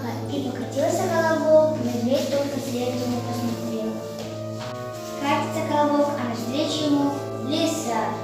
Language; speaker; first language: Russian; non-native, local second language; Yakut